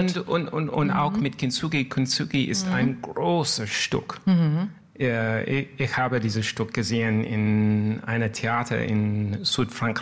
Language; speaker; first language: German; non-native, learner; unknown